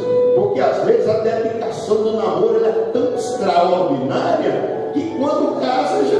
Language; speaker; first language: Portuguese; native; Portuguese